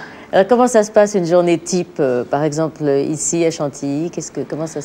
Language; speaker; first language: French; native; French